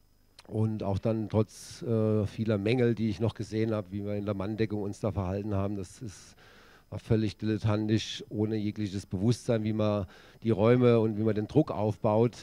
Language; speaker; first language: German; native; German